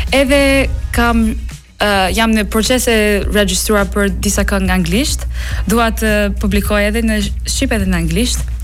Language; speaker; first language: Albanian; non-native, learner; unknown